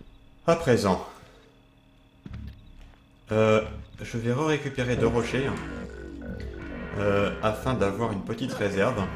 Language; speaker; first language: French; native; French